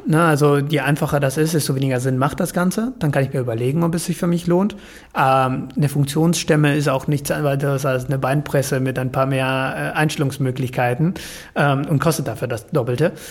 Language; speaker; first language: German; non-native, fluent; Spanish